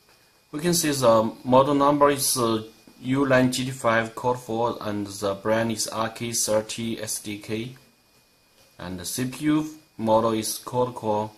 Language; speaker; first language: English; non-native, learner; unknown